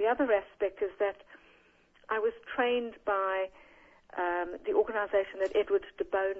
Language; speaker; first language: English; native; English